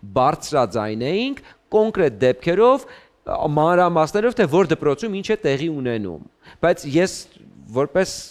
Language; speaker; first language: Armenian; native; Armenian